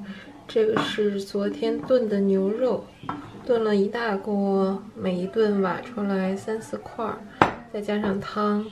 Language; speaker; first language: Chinese; native; Chinese